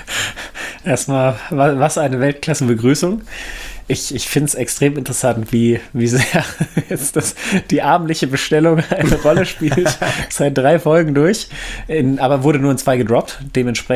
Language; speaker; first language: German; native; German